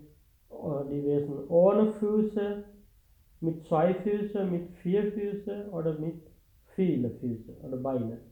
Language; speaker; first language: German; non-native, fluent; Sinhala